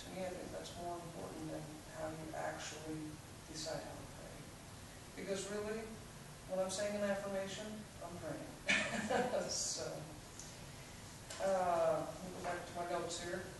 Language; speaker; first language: English; native; English